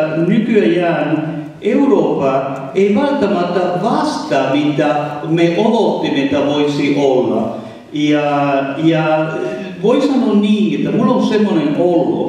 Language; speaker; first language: Finnish; non-native, fluent; Spanish